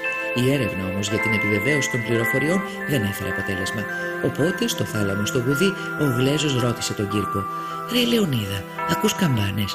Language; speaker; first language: Greek; native; Greek